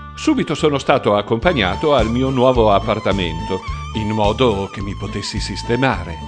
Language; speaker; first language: Italian; native; Italian